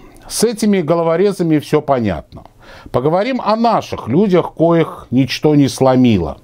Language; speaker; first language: Russian; native; Russian